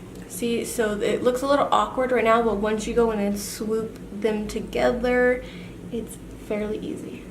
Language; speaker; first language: English; native; English